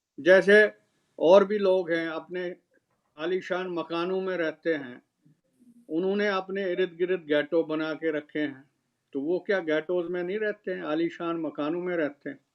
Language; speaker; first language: Urdu; non-native, local second language; Kashmiri